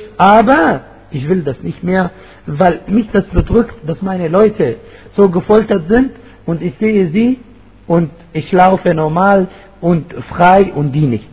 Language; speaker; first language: German; non-native, fluent; Arabic